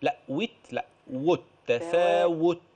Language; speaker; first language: Arabic; native; Arabic